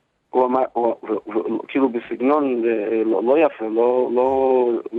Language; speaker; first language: Hebrew; non-native, fluent; English